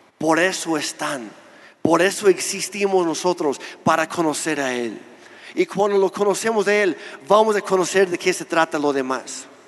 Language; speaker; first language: Spanish; non-native, fluent; English